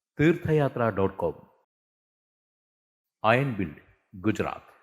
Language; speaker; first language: Malayalam; native; Malayalam